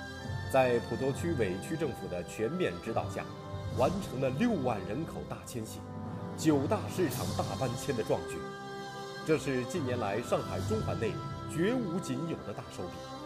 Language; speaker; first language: Chinese; native; Chinese